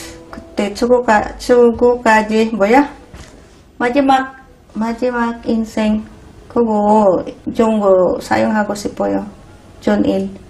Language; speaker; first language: Korean; non-native, learner; Filipino